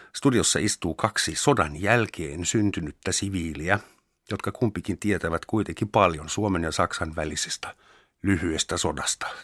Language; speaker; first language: Finnish; non-native, fluent; German